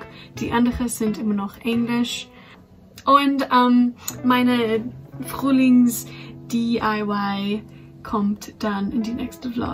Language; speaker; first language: German; non-native, fluent; English